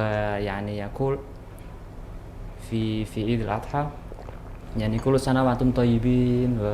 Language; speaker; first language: Arabic; non-native, learner; Indonesian